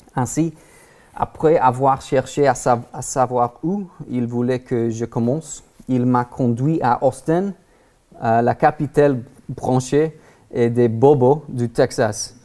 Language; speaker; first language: French; non-native, learner; English